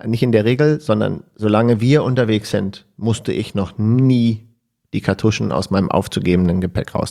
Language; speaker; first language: German; native; German